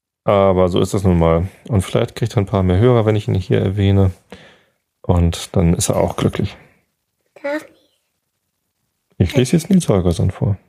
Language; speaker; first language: German; native; German